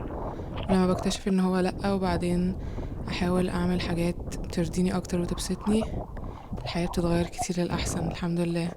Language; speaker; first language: Arabic; native; Arabic